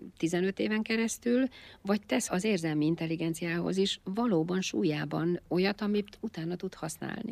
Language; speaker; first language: Hungarian; native; Hungarian